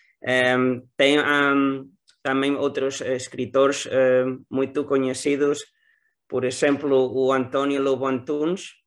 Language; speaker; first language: Portuguese; non-native, learner; Spanish